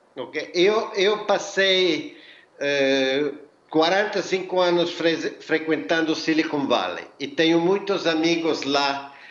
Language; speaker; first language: Portuguese; non-native, fluent; Italian